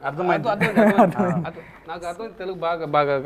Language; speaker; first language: Telugu; non-native, local second language; Tamil